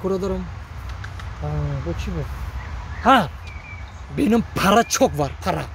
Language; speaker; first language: Turkish; non-native, learner; Tajik